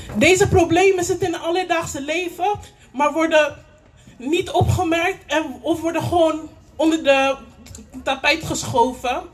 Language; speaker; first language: Dutch; native; Dutch